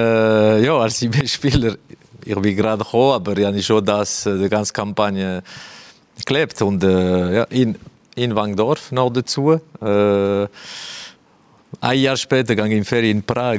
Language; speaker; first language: German; non-native, fluent; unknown